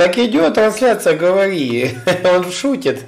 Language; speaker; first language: Russian; native; Russian